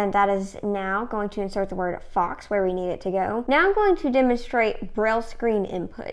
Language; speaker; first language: English; native; English